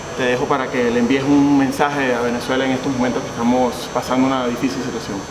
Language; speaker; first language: Spanish; native; Spanish